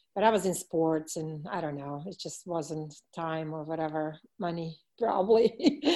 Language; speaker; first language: English; non-native, fluent; Serbian